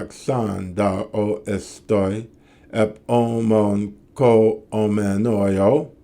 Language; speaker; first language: Greek; non-native, fluent; English